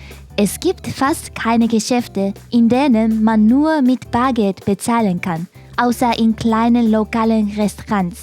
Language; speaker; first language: German; non-native, fluent; Japanese